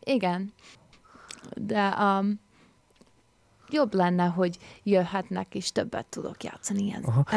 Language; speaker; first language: Hungarian; early bilingual, heritage; English